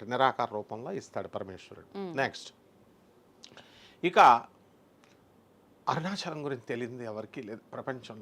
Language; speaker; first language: Telugu; native; Telugu